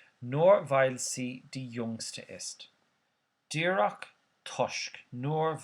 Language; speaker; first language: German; non-native, fluent; Irish